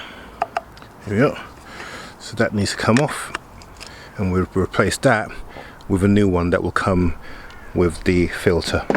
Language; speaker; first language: English; native; English